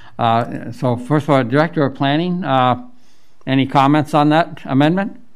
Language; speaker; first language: English; native; English